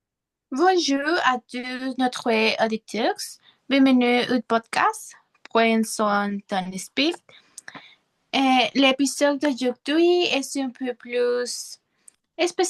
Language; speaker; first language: French; non-native, learner; Spanish